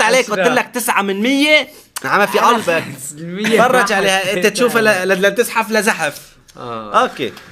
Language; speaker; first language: Arabic; native; Arabic